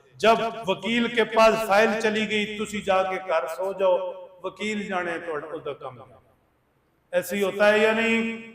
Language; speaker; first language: Urdu; non-native, local second language; Punjabi